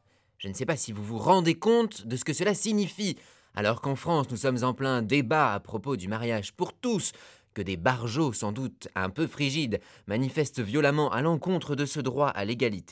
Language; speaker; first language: French; native; French